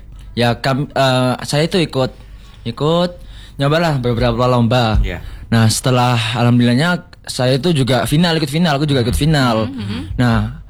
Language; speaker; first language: Indonesian; native; Indonesian